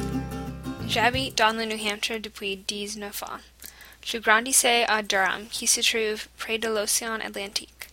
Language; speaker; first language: French; non-native, learner; English